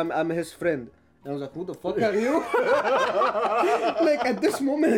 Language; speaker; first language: English; non-native, fluent; Arabic